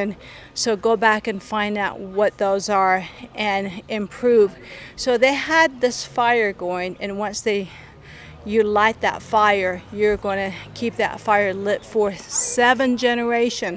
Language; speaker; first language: English; native; English